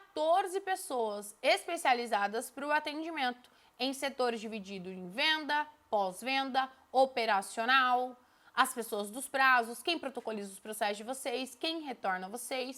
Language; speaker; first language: Portuguese; native; Portuguese